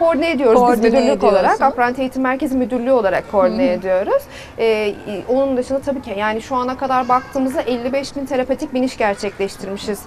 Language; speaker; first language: Turkish; native; Turkish